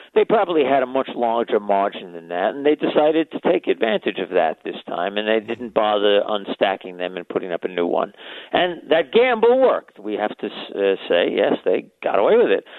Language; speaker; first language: English; native; English